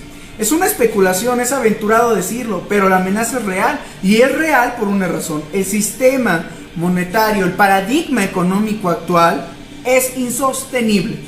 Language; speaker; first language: Spanish; native; Spanish